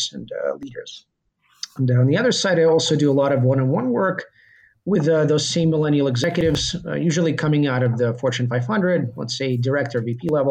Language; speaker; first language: English; early bilingual, other home language; Russian